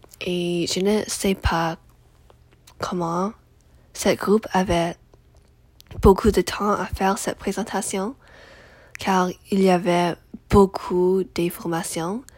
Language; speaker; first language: French; non-native, learner; English